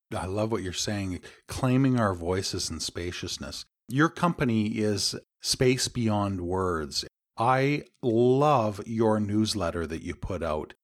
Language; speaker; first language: English; native; English